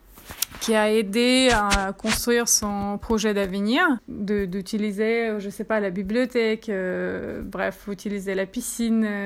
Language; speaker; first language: French; non-native, fluent; Russian